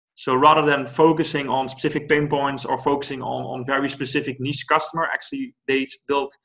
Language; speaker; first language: English; non-native, fluent; Dutch